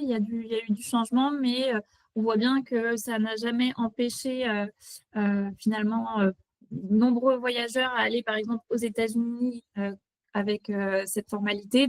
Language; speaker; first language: French; native; French